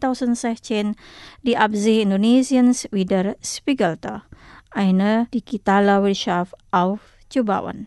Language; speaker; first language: German; non-native, fluent; Indonesian